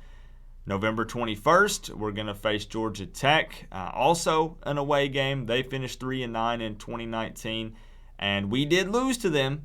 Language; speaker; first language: English; native; English